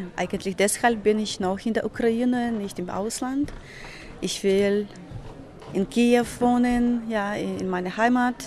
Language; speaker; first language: German; non-native, fluent; Ukrainian